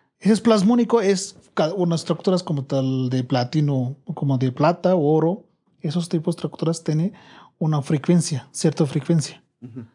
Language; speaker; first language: Spanish; non-native, learner; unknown